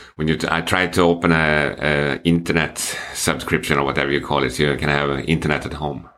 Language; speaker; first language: English; non-native, fluent; Swedish